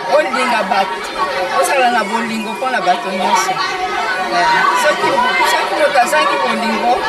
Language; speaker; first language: Lingala; native; Lingala